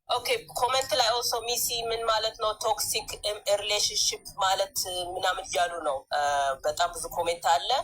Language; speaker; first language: Amharic; early bilingual, heritage; Amharic